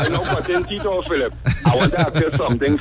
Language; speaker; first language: English; native; English